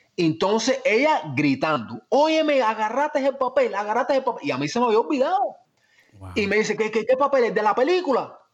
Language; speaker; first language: Spanish; early bilingual, heritage; Spanish